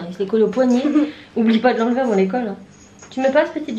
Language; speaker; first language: French; native; French